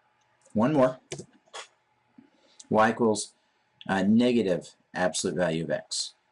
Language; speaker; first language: English; native; English